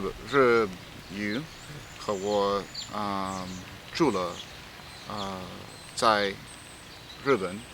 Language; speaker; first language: Chinese; non-native, learner; English